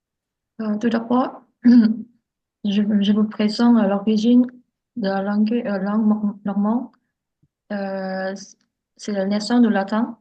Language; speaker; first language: French; non-native, learner; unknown